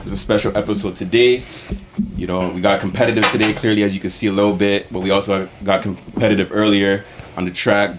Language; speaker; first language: English; native; English